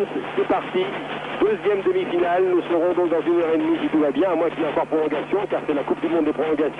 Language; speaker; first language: French; native; French